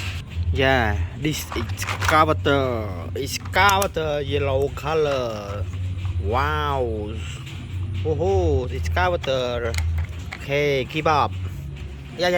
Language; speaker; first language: English; non-native, learner; Indonesian